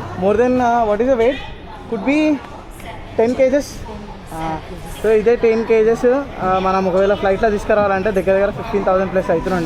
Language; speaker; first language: Telugu; native; Telugu